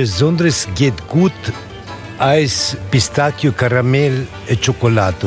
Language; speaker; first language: German; non-native, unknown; Italian